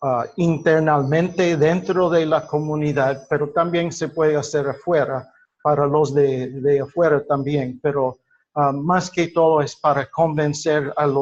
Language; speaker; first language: Spanish; non-native, fluent; English